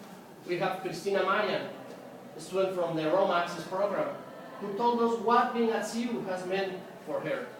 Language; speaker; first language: English; non-native, fluent; Spanish